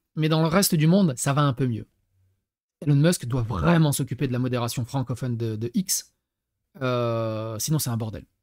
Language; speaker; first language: French; early bilingual, other home language; Serbian